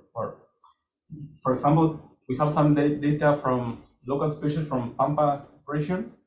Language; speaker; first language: English; non-native, fluent; Spanish